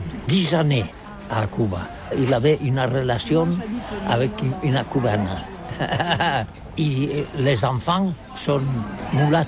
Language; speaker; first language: French; non-native, learner; Catalan